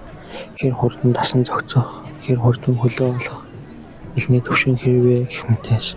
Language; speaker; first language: Mongolian; native; Mongolian